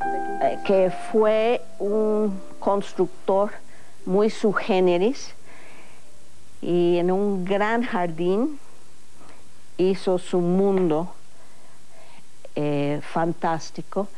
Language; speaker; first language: Spanish; non-native, fluent; English